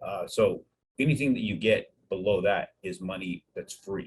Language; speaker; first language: English; native; English